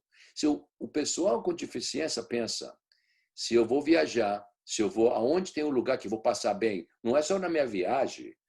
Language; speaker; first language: Portuguese; early bilingual, heritage; Portuguese